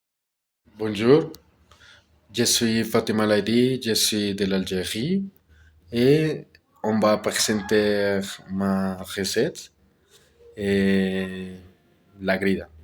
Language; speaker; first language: French; non-native, learner; Spanish